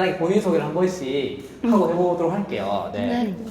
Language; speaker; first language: Korean; native; Korean